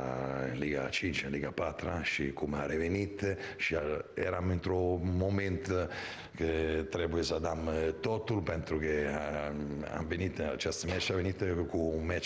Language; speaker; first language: Romanian; non-native, fluent; Italian